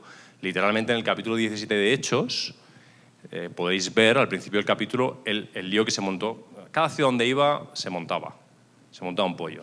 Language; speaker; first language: Spanish; native; Spanish